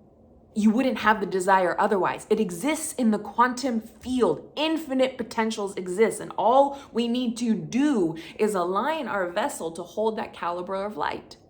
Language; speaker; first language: English; native; English